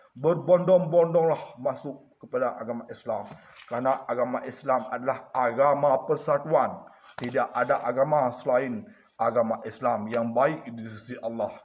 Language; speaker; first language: Malay; non-native, local second language; Achinese